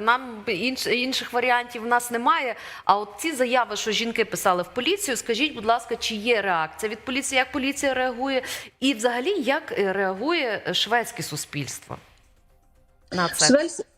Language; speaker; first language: Ukrainian; native; Ukrainian